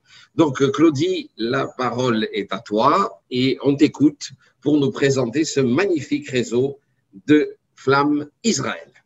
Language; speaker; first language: French; native; French